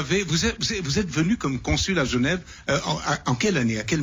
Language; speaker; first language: French; native; French